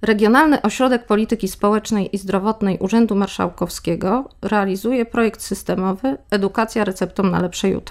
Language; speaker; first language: Polish; native; Polish